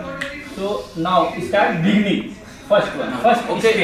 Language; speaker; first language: English; non-native, learner; Hindi